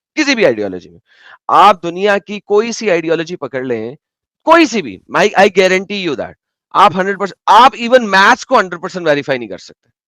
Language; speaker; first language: Urdu; native; Urdu